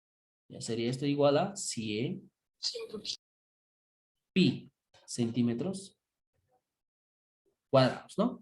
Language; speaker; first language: Spanish; native; Spanish